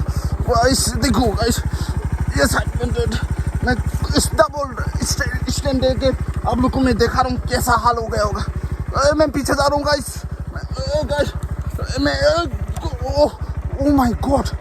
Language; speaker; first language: Hindi; non-native, local second language; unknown